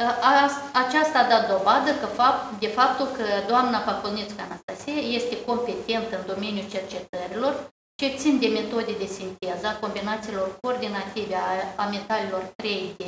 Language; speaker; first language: Romanian; native; Romanian